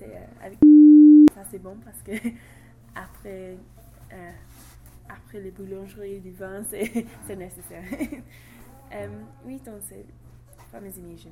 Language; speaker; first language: French; non-native, learner; English